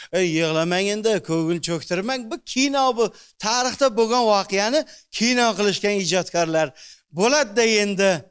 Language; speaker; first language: Uzbek; native; Uzbek